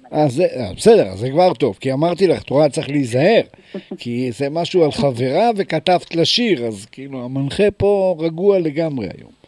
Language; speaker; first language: Hebrew; native; Hebrew